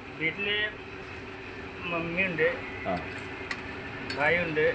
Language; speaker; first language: Malayalam; non-native, learner; Hindi